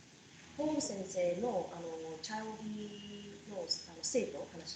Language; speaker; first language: Japanese; early bilingual, heritage; English